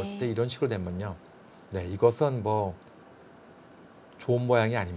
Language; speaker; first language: Korean; native; Korean